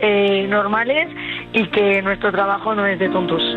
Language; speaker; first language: Spanish; native; Spanish